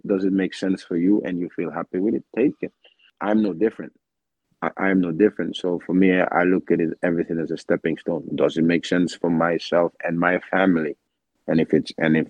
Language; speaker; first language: English; non-native, local second language; Wolof